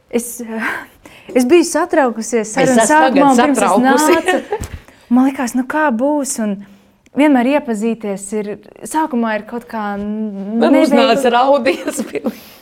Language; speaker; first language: Latvian; native; Latvian